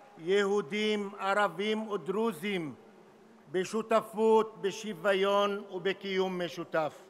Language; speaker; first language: Hebrew; non-native, local second language; Arabic